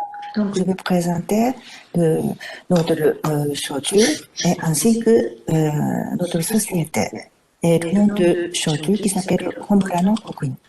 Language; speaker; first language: French; non-native, fluent; Japanese